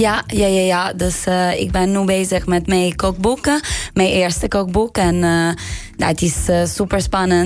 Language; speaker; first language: Dutch; non-native, learner; Italian